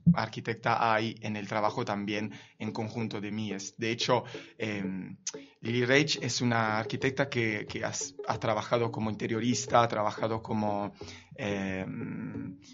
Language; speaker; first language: Spanish; non-native, fluent; Italian